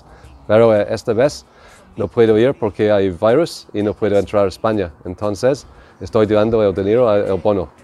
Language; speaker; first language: Spanish; non-native, learner; English